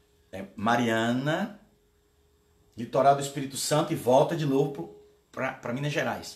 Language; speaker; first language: Portuguese; native; Portuguese